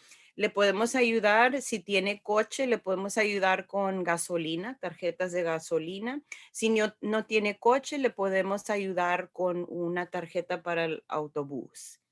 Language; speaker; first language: Spanish; early bilingual, heritage; Spanish